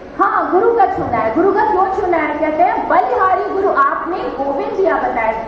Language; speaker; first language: Hindi; native; Hindi